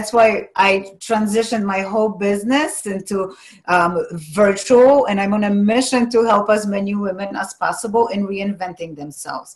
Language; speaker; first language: English; non-native, fluent; Polish